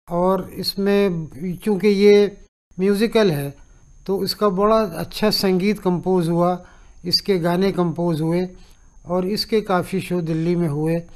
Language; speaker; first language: Hindi; native; Hindi